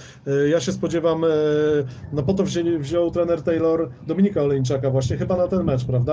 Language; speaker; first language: Polish; native; Polish